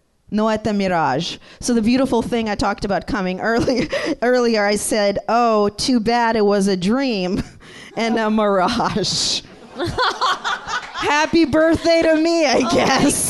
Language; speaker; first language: English; early bilingual, other home language; Russian